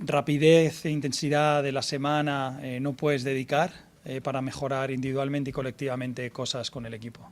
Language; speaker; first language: Spanish; native; Spanish